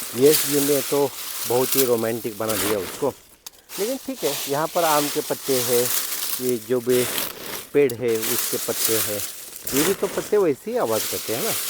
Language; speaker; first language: Hindi; non-native, local second language; Marathi